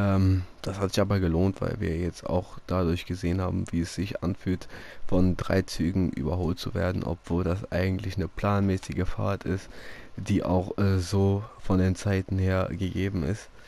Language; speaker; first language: German; native; German